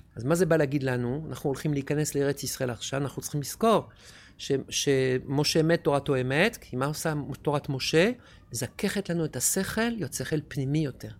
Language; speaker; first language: Hebrew; non-native, fluent; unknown